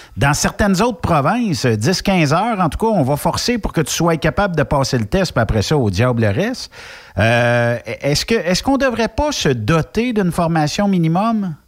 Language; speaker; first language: French; native; French